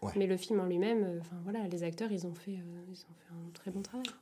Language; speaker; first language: French; native; French